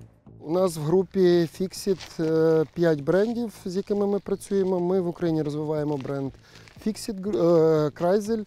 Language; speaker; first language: Ukrainian; native; Ukrainian